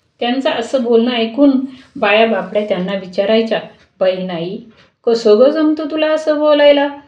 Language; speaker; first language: Marathi; native; Marathi